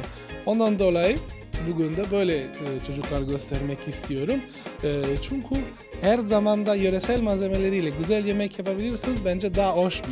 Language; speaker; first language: Turkish; non-native, fluent; Italian